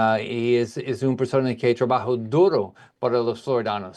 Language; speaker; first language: Spanish; non-native, learner; English